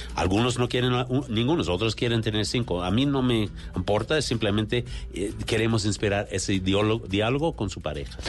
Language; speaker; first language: Spanish; non-native, fluent; English